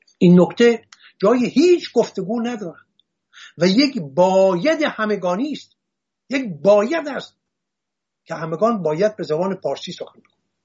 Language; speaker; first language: Persian; non-native, local second language; Assyrian Neo-Aramaic